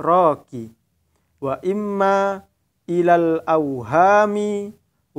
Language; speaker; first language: Arabic; non-native, fluent; Indonesian